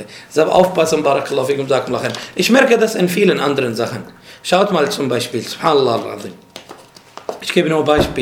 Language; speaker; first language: German; non-native, fluent; Arabic